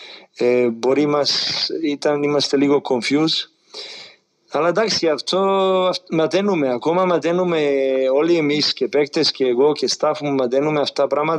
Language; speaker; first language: Greek; non-native, fluent; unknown